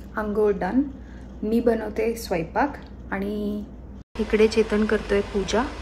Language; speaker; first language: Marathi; non-native, local second language; Kannada